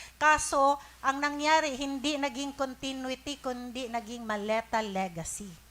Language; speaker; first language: Filipino; non-native, local second language; Cebuano